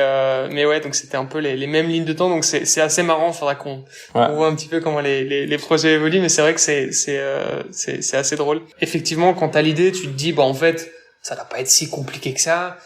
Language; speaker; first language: French; native; French